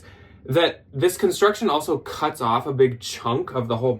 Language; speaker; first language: English; native; English